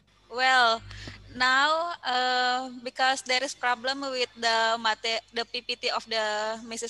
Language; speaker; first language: English; non-native, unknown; Indonesian